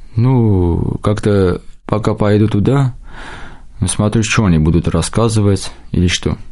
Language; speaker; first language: Russian; non-native, local second language; Armenian